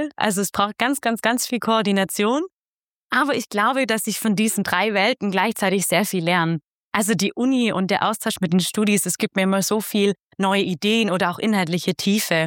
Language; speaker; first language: German; native; German